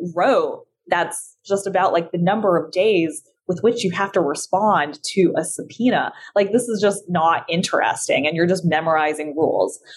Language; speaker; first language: English; early bilingual, other home language; Chinese